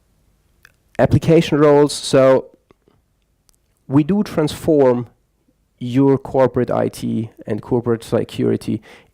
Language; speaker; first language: English; non-native, fluent; German